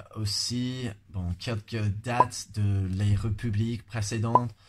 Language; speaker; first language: French; non-native, fluent; English